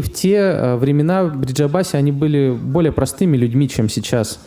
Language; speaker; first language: Russian; native; Russian